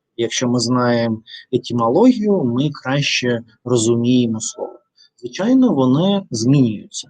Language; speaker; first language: Ukrainian; non-native, learner; Russian